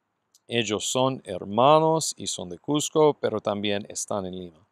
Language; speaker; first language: Spanish; non-native, fluent; English